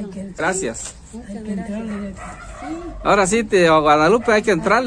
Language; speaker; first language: Spanish; native; Spanish